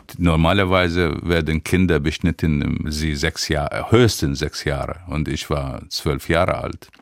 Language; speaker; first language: German; non-native, fluent; Arabic